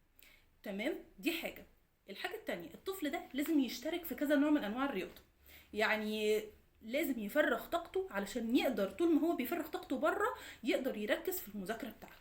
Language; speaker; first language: Arabic; native; Arabic